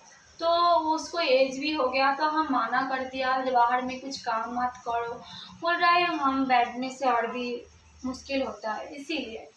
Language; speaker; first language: Hindi; non-native, local second language; Bangla